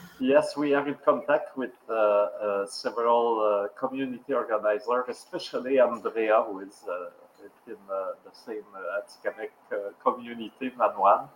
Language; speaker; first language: English; non-native, local second language; French